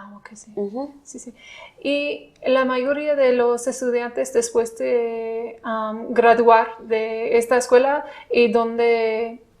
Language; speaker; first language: Spanish; non-native, fluent; English